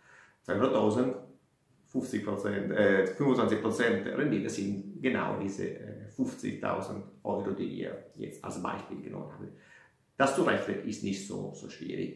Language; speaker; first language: German; non-native, fluent; Italian